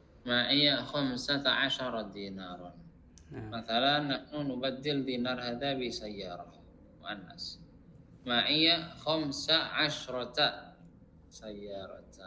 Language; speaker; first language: Arabic; non-native, fluent; Indonesian